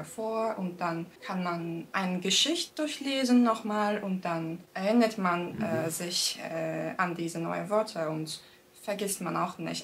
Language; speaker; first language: German; non-native, fluent; Turkish